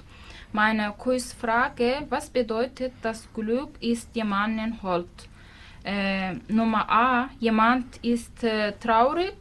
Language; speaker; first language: German; non-native, learner; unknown